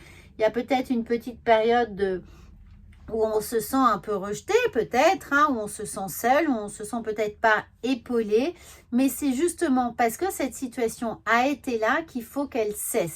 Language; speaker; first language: French; native; French